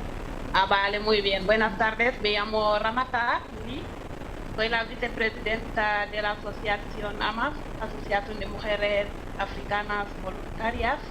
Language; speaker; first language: Spanish; non-native, fluent; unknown